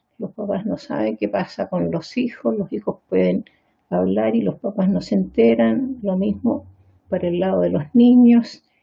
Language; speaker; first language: Spanish; native; Spanish